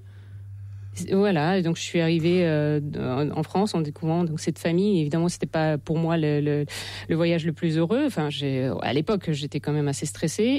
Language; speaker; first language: French; non-native, fluent; Ukrainian